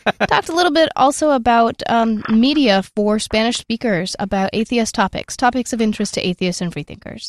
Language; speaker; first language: English; native; English